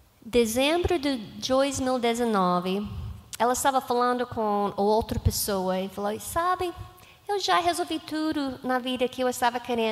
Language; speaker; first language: Portuguese; non-native, learner; English